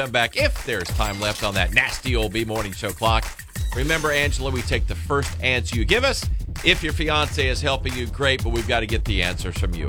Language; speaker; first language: English; native; English